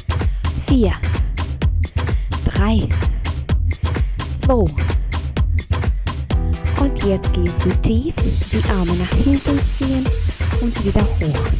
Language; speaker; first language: German; native; German